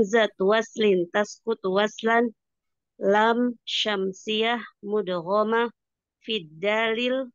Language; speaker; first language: Arabic; non-native, learner; Indonesian